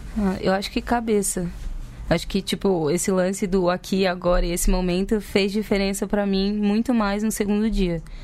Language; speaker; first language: Portuguese; native; Portuguese